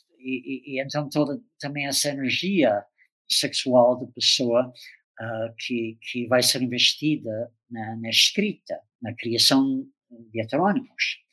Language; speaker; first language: Portuguese; non-native, fluent; English